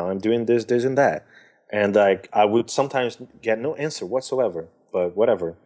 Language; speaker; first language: English; non-native, fluent; Portuguese